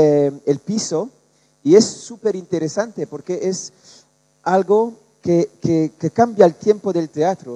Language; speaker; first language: Spanish; non-native, learner; French